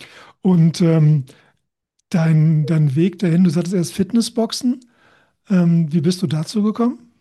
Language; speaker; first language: German; native; German